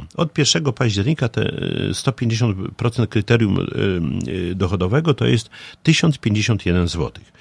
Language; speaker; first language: Polish; native; Polish